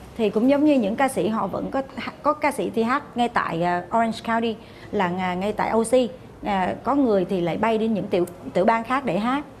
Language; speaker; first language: Vietnamese; native; Vietnamese